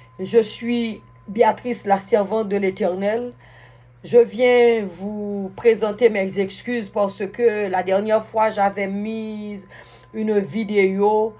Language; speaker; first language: French; non-native, local second language; Haitian Creole